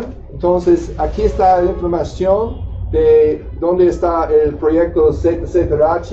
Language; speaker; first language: Spanish; non-native, fluent; English